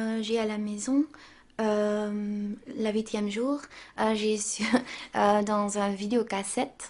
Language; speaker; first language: French; non-native, local second language; Dutch